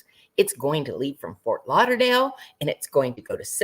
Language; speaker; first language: English; native; English